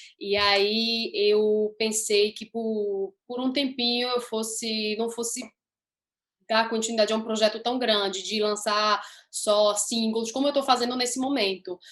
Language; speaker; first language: Portuguese; early bilingual, heritage; Portuguese